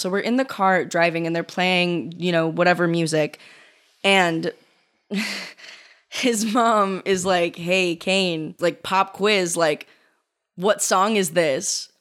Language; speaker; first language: English; native; English